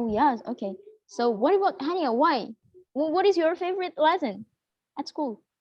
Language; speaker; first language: English; non-native, fluent; Indonesian